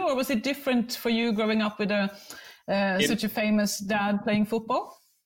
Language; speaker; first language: English; non-native, fluent; Norwegian